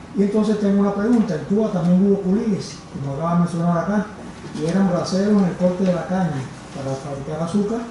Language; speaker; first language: Spanish; native; Spanish